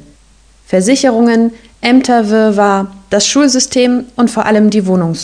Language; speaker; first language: German; native; German